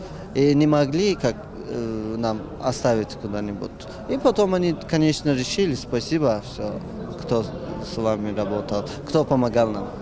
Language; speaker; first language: Russian; non-native, learner; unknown